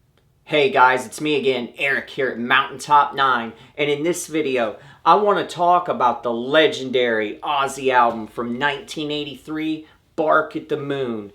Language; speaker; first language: English; native; English